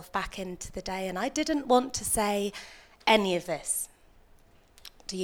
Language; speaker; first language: English; native; English